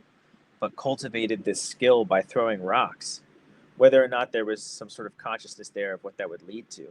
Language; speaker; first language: English; native; English